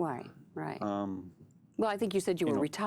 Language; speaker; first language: English; native; English